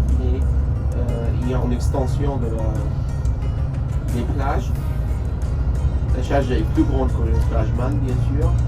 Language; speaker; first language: French; non-native, fluent; Arabic